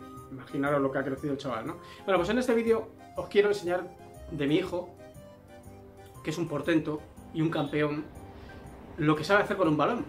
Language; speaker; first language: Spanish; native; Spanish